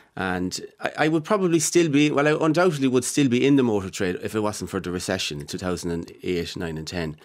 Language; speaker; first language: English; native; English